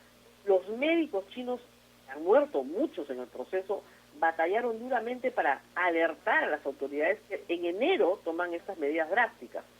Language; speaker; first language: Spanish; native; Spanish